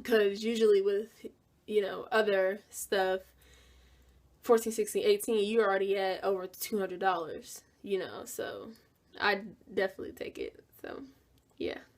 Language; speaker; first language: English; native; English